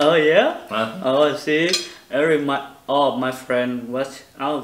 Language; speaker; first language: English; non-native, learner; Vietnamese